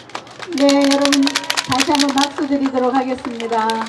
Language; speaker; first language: Korean; native; Korean